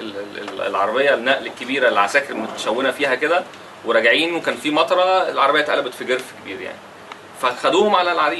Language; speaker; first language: Arabic; native; Arabic